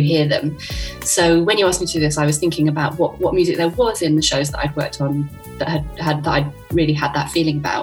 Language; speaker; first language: English; native; English